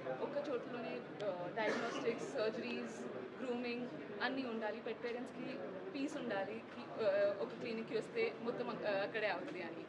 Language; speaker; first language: Telugu; native; Telugu